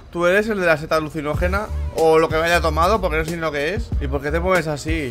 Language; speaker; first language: Spanish; native; Spanish